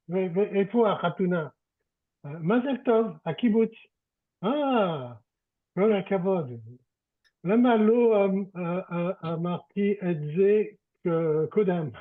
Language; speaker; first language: Hebrew; non-native, learner; French